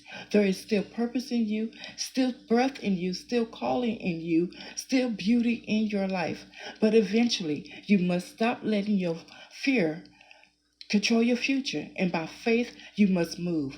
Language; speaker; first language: English; native; English